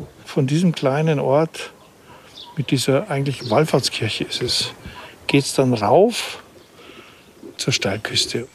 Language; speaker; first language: German; native; German